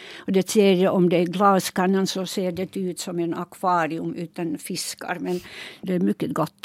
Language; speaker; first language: Swedish; non-native, local second language; Finnish